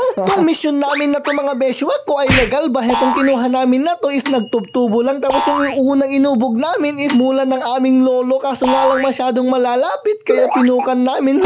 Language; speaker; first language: Filipino; non-native, local second language; Iloko